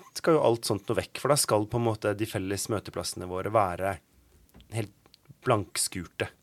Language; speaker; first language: Norwegian; native; Norwegian